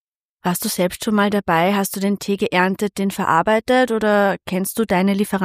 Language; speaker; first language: German; native; German